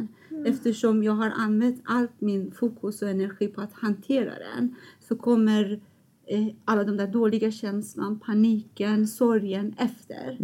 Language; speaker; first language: Swedish; non-native, fluent; Persian